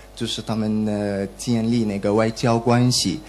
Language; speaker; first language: Chinese; non-native, learner; Arabic